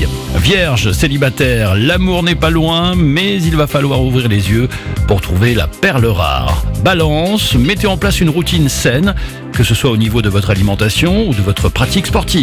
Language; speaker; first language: French; native; French